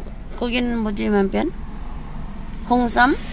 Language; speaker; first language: Korean; non-native, learner; Filipino